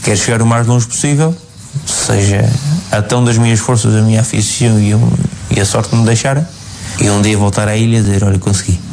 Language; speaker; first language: Portuguese; native; Portuguese